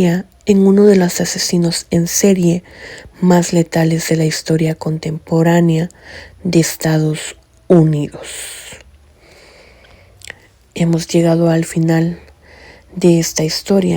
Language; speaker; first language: Spanish; native; Spanish